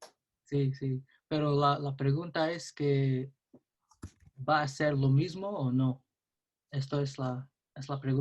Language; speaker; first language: Spanish; non-native, learner; English